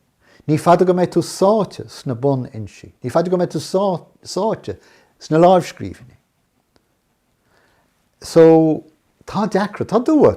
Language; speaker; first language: Irish; non-native, local second language; English